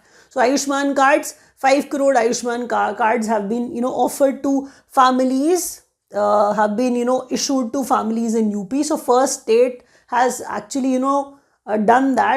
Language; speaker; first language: English; non-native, local second language; Hindi